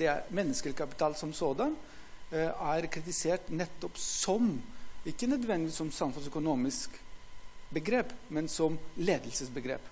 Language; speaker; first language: Norwegian; non-native, fluent; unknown